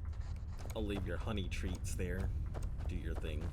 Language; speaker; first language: English; native; English